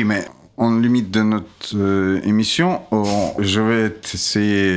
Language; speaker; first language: French; non-native, fluent; Russian